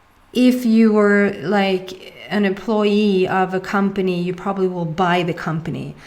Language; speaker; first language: English; non-native, fluent; Swedish